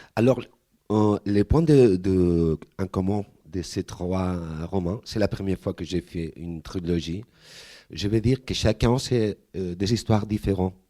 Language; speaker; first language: French; non-native, fluent; Spanish